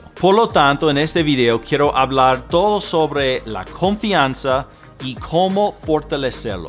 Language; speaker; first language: Spanish; non-native, fluent; English